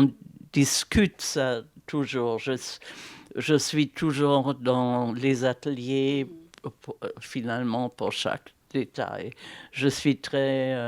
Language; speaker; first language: French; non-native, fluent; German